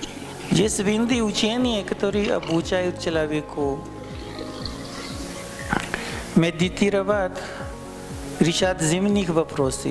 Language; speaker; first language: Russian; non-native, learner; Hindi